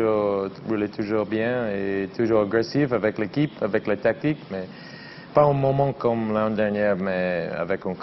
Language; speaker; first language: French; non-native, learner; English